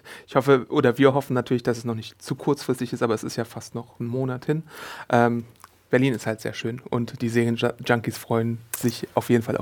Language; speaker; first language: German; native; German